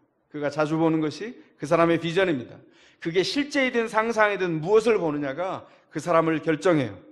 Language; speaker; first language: Korean; native; Korean